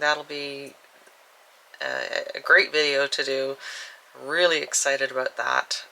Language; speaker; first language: English; native; English